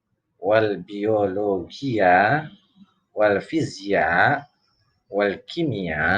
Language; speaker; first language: Arabic; non-native, fluent; Indonesian